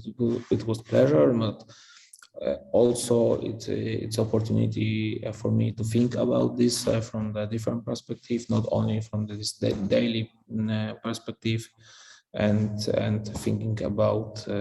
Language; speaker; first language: English; non-native, fluent; Polish